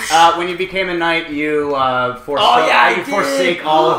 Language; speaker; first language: English; native; English